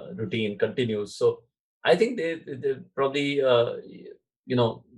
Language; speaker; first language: English; non-native, local second language; Marathi